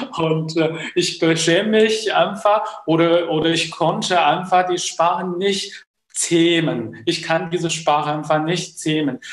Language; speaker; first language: German; non-native, fluent; Chinese